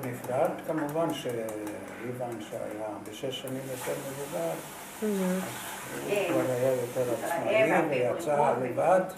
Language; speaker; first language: Hebrew; non-native, fluent; Hungarian